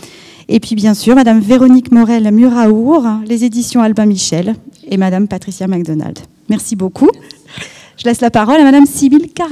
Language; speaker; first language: French; native; French